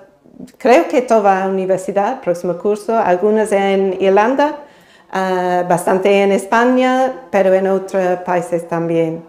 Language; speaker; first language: Spanish; non-native, fluent; English